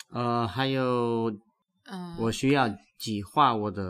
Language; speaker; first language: Chinese; non-native, learner; English